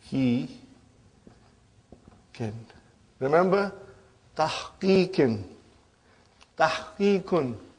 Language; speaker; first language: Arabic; non-native, fluent; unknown